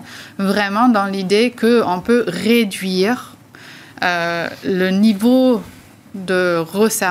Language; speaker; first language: French; native; French